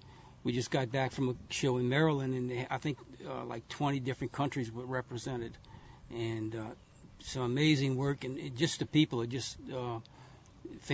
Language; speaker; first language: English; native; English